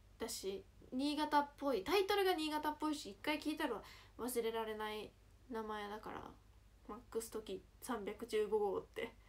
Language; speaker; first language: Japanese; native; Japanese